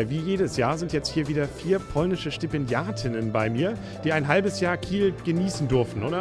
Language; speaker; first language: German; native; German